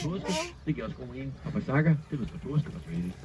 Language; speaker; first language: Danish; native; Danish